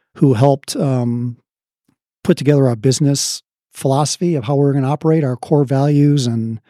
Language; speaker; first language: English; native; English